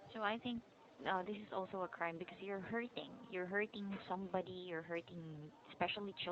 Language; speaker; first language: English; non-native, fluent; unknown